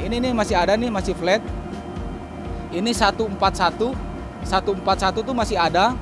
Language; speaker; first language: Indonesian; native; Indonesian